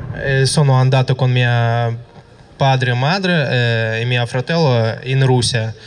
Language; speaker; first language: Italian; non-native, learner; Russian